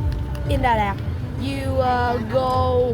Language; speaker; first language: English; non-native, learner; Vietnamese